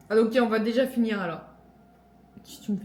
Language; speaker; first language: French; native; French